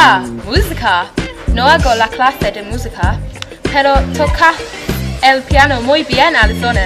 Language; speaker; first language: Spanish; non-native, learner; English